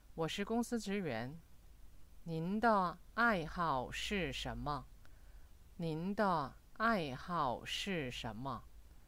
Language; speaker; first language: Chinese; non-native, fluent; Korean